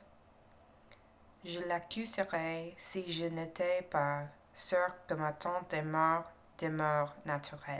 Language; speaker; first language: French; non-native, learner; English